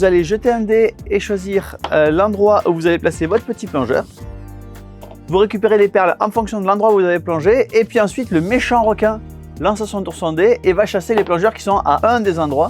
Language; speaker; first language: French; native; French